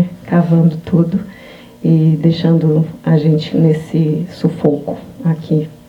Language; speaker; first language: Portuguese; native; Portuguese